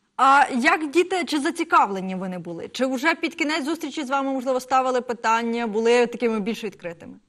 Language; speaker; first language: Ukrainian; native; Ukrainian